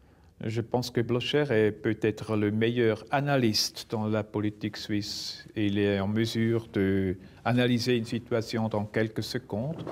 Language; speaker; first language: French; non-native, local second language; German